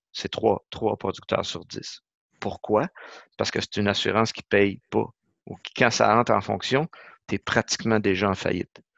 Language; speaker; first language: French; native; French